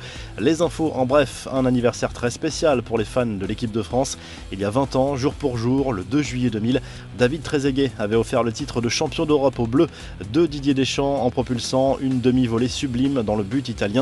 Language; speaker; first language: French; native; French